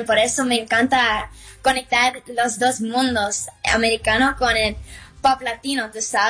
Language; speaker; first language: Spanish; early bilingual, heritage; Spanish